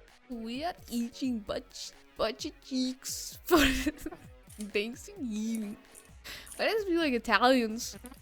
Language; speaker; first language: English; native; English